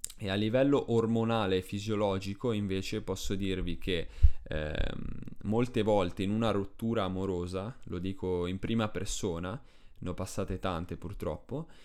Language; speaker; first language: Italian; early bilingual, other home language; Spanish